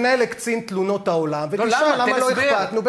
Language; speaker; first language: Hebrew; native; Hebrew